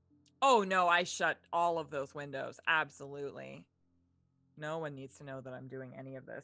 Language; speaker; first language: English; native; English